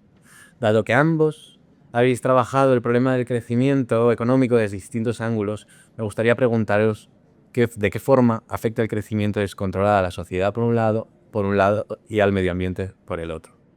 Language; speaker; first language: Spanish; native; Spanish